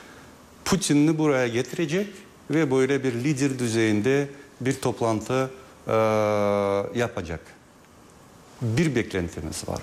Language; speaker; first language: Turkish; non-native, fluent; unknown